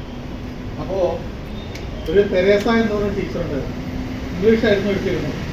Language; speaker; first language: Malayalam; native; Malayalam